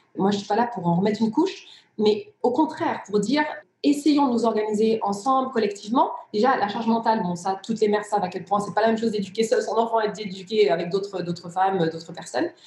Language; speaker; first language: French; early bilingual, other home language; Riffian